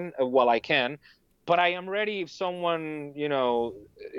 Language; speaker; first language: English; non-native, fluent; Spanish